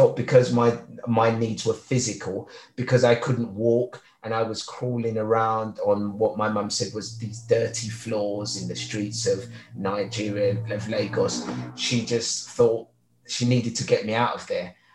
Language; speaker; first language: English; native; English